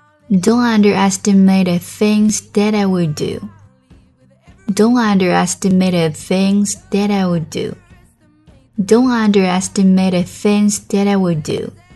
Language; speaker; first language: English; non-native, fluent; Chinese